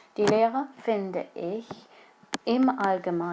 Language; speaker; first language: German; non-native, fluent; English